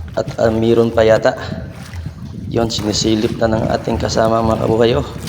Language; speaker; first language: Filipino; non-native, local second language; Cebuano